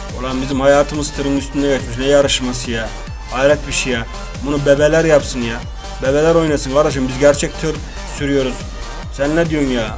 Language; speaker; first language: Turkish; native; Turkish